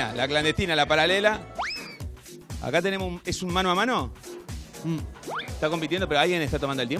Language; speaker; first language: Spanish; native; Spanish